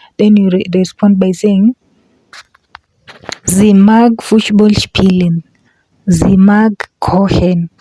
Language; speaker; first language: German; non-native, learner; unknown